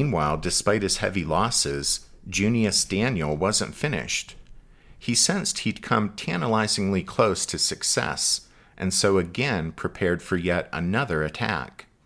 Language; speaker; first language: English; native; English